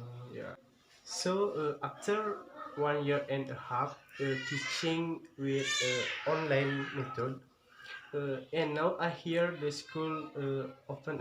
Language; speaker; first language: English; non-native, learner; Indonesian